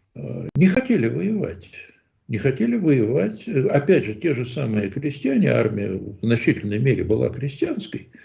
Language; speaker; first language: Russian; native; Russian